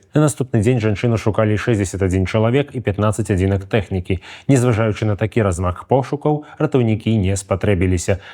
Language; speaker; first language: Belarusian; native; Belarusian